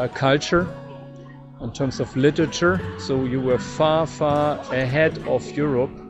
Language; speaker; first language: English; non-native, fluent; German